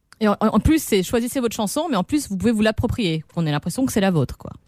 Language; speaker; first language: French; native; French